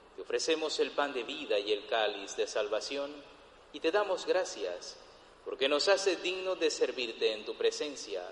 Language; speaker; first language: Spanish; native; Spanish